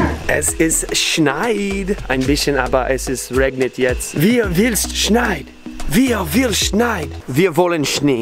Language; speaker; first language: German; non-native, learner; English